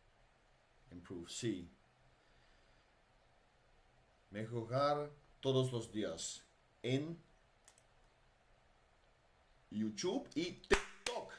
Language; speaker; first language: Spanish; non-native, learner; Dutch